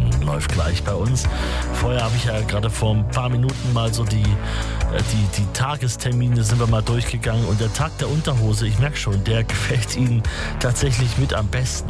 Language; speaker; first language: German; native; German